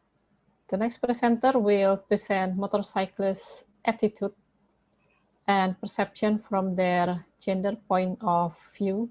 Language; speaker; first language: English; non-native, learner; Indonesian